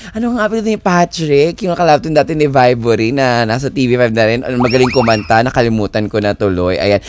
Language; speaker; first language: Filipino; native; Filipino